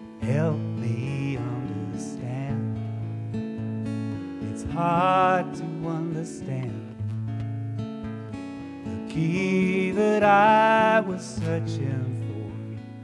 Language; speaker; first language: English; native; English